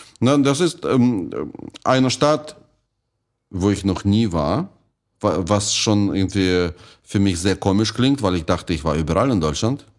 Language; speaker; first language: German; non-native, fluent; Russian